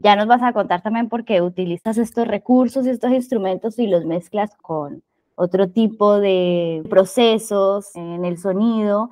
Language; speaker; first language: Spanish; native; Spanish